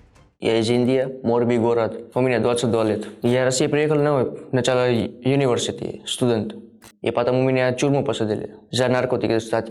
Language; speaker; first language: Russian; non-native, learner; Gujarati